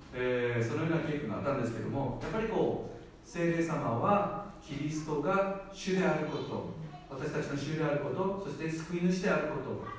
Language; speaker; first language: Japanese; non-native, fluent; Korean